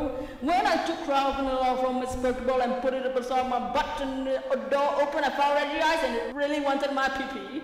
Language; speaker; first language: English; native; English